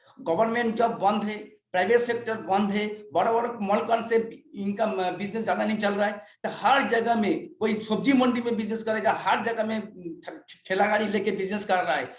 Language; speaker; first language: Hindi; non-native, local second language; Bangla